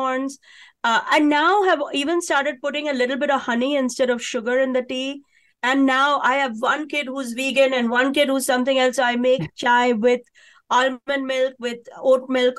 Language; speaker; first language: English; non-native, local second language; Hindi